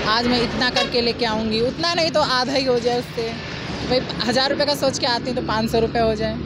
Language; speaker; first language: Hindi; native; Hindi